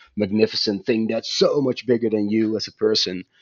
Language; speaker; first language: English; non-native, fluent; Dutch